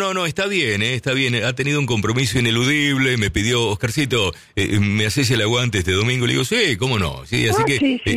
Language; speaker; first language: Spanish; native; Spanish